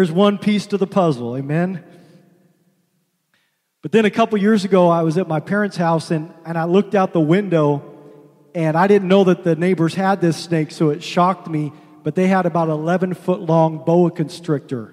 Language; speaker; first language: English; native; English